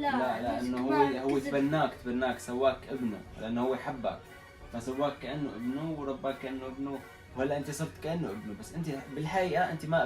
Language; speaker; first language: Arabic; native; Arabic